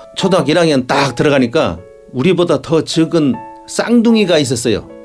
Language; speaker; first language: Korean; native; Korean